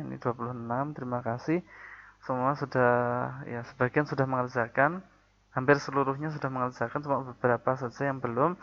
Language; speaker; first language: Indonesian; native; Indonesian